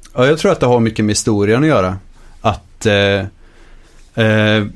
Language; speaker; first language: Swedish; native; Swedish